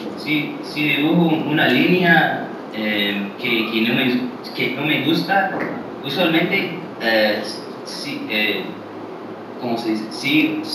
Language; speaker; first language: Spanish; early bilingual, heritage; English